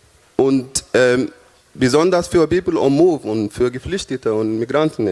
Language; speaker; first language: German; non-native, fluent; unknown